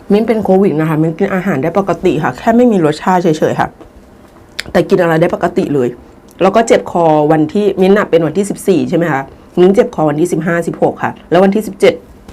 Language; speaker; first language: Thai; native; Thai